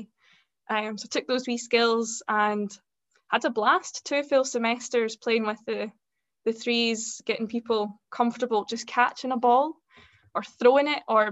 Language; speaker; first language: English; native; English